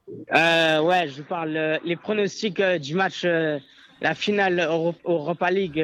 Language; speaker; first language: French; non-native, learner; Albanian